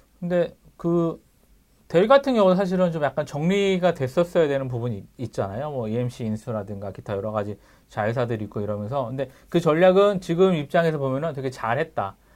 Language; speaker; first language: Korean; native; Korean